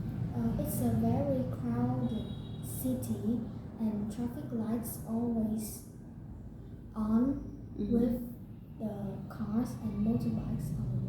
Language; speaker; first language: English; non-native, learner; Vietnamese